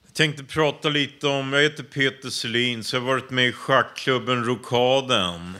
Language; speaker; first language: Swedish; native; Swedish